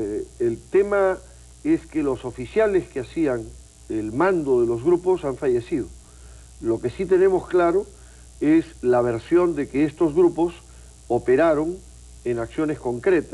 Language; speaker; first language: Spanish; native; Spanish